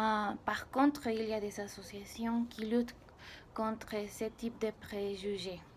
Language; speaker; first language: French; non-native, learner; Spanish